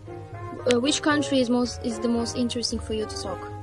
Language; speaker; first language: English; non-native, learner; Russian